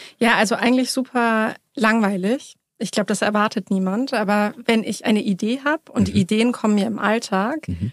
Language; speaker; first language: German; early bilingual, other home language; Persian